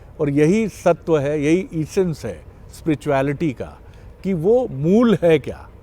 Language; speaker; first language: Hindi; native; Hindi